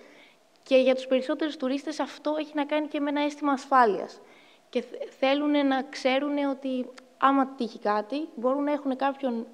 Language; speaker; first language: Greek; native; Greek